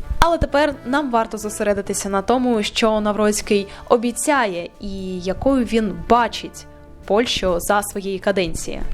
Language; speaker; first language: Ukrainian; native; Ukrainian